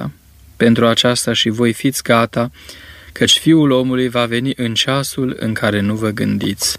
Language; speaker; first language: Romanian; native; Romanian